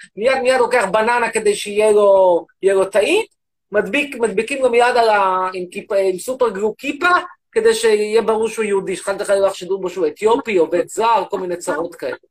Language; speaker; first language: Hebrew; native; Hebrew